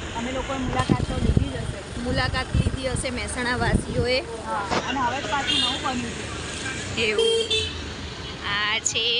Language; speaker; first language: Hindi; non-native, local second language; Gujarati